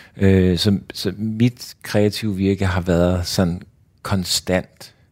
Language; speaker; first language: Danish; native; Danish